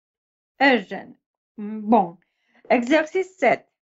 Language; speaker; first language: French; non-native, learner; Russian